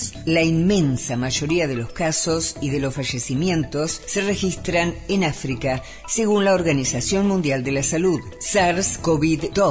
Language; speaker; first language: Spanish; native; Spanish